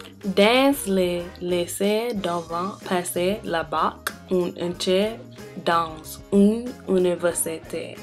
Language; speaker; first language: French; non-native, learner; English